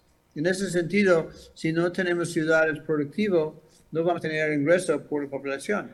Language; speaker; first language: Spanish; non-native, fluent; English